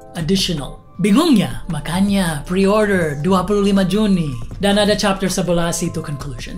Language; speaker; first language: Indonesian; non-native, fluent; English